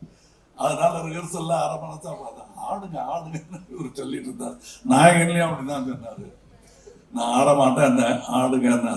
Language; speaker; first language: Tamil; native; Tamil